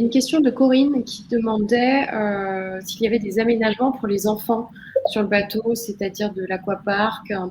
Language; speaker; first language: French; native; French